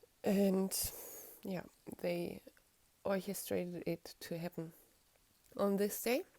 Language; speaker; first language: English; non-native, fluent; German